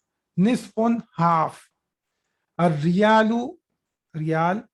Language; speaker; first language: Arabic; non-native, fluent; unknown